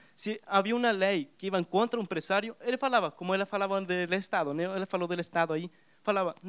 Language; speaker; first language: Portuguese; non-native, learner; Spanish